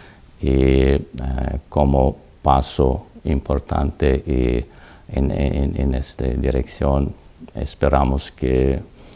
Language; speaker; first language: Spanish; non-native, learner; Azerbaijani